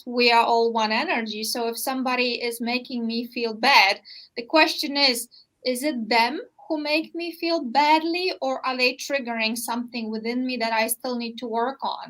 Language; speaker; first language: English; non-native, fluent; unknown